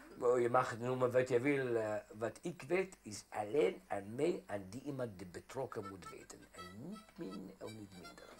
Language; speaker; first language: Dutch; non-native, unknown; Arabic